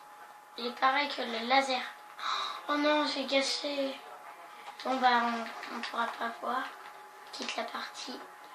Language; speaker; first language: French; native; French